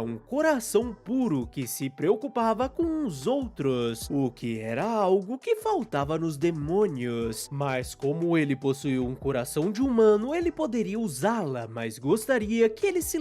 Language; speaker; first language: Portuguese; native; Portuguese